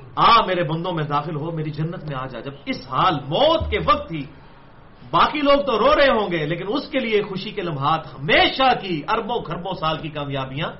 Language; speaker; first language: Urdu; non-native, local second language; Punjabi